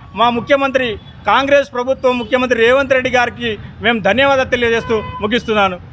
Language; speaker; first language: Telugu; non-native, local second language; Lambadi